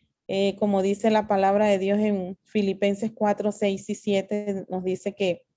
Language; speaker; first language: Spanish; native; Spanish